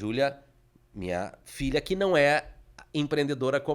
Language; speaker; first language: Portuguese; native; Portuguese